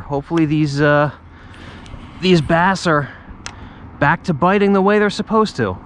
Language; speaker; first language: English; native; English